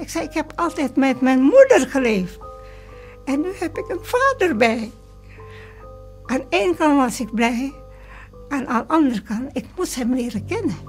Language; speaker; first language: Dutch; early bilingual, other home language; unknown